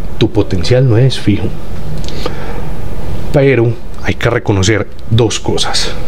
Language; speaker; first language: Spanish; native; Spanish